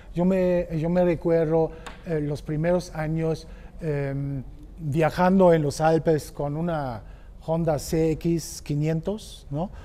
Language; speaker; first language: Spanish; non-native, fluent; German